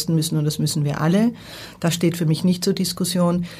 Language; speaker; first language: German; native; German